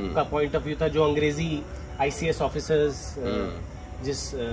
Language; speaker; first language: Hindi; native; Hindi